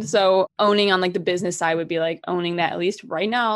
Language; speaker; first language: English; native; English